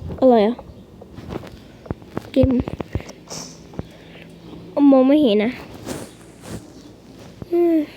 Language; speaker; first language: Thai; native; Thai